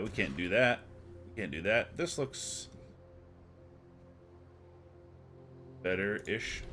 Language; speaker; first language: English; native; English